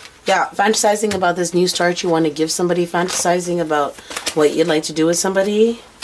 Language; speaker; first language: English; native; English